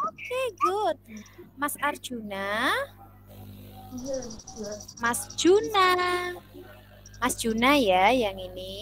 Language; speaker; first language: Indonesian; native; Indonesian